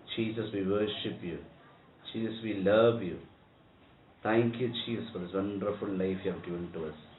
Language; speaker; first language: English; non-native, local second language; Telugu